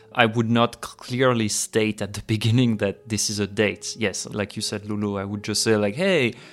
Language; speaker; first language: English; non-native, fluent; French